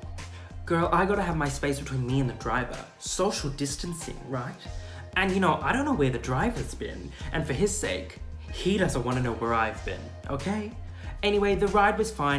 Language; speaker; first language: English; native; English